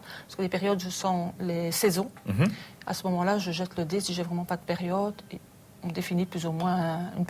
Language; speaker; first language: French; native; French